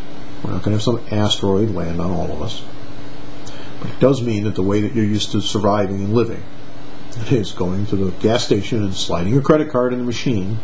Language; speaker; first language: English; native; English